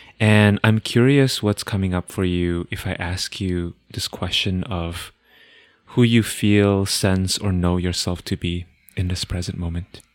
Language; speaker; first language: English; non-native, fluent; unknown